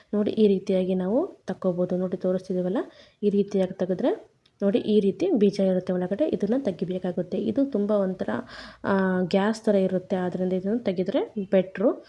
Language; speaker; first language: Kannada; native; Kannada